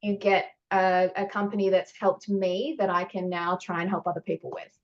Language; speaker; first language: English; native; English